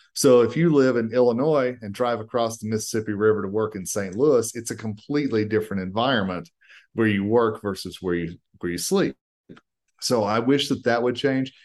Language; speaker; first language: English; native; English